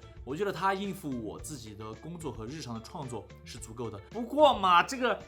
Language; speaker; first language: Chinese; native; Chinese